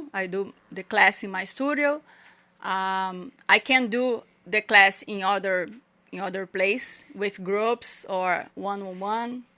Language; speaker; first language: English; non-native, learner; Portuguese